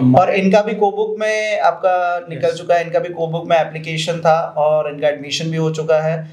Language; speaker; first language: Hindi; non-native, local second language; Punjabi